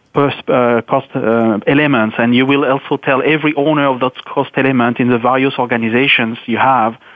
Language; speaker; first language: English; non-native, fluent; French